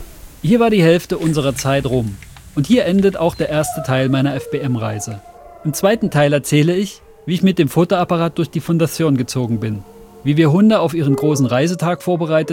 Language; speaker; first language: German; native; German